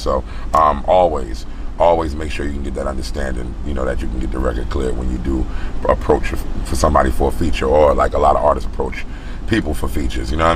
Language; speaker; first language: English; native; English